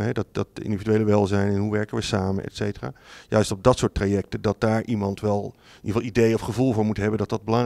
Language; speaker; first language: Dutch; native; Dutch